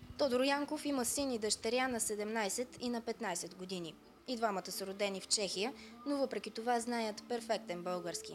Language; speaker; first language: Bulgarian; native; Bulgarian